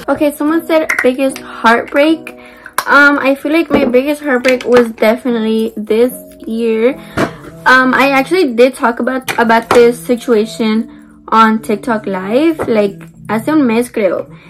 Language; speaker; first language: English; early bilingual, other home language; Spanish